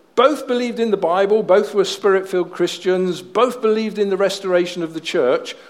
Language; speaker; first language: English; native; English